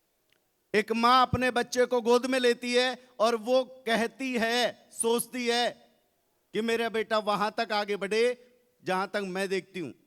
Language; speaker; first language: Hindi; native; Hindi